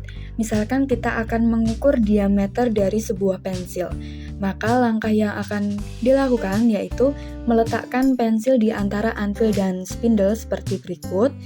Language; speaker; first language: Indonesian; native; Indonesian